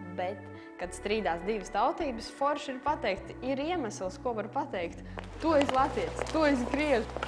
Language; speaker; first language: Latvian; non-native, local second language; Russian